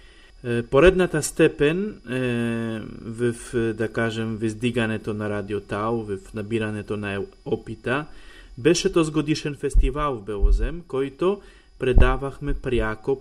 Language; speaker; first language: Bulgarian; non-native, fluent; Polish